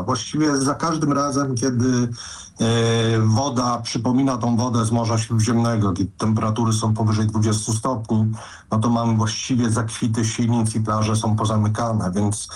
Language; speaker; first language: Polish; native; Polish